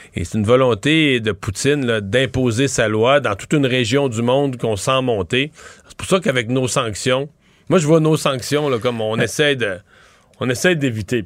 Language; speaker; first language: French; native; French